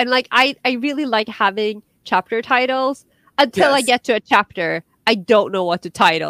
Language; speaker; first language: English; non-native, fluent; Norwegian